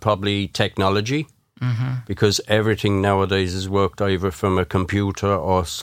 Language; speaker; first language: English; native; English